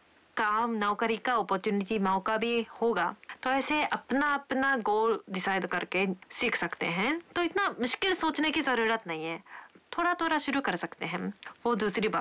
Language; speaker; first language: Hindi; non-native, fluent; Japanese